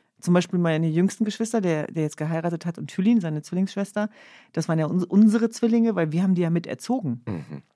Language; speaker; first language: German; early bilingual, other home language; Kurdish